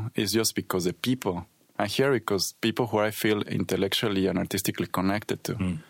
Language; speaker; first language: English; non-native, fluent; Spanish